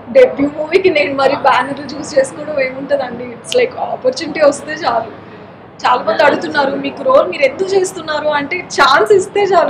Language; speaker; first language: Telugu; non-native, local second language; Marathi